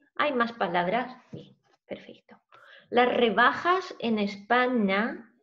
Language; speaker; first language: Spanish; non-native, fluent; Russian